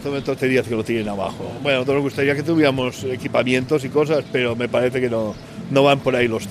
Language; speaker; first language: Spanish; native; Spanish